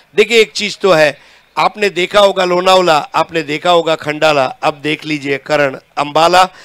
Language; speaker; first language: Hindi; non-native, local second language; Marathi